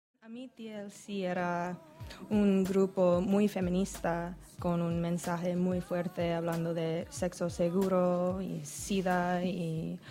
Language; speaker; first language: Spanish; non-native, learner; English